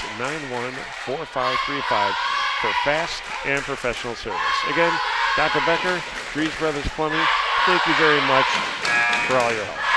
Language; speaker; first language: English; native; English